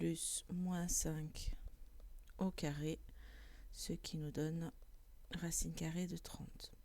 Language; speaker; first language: French; native; French